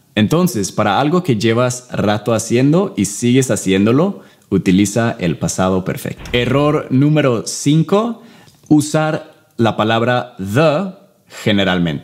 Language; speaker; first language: Spanish; non-native, fluent; English